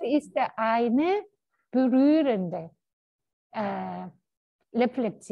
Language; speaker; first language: German; non-native, fluent; Korean